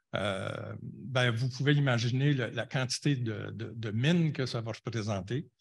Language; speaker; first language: French; native; French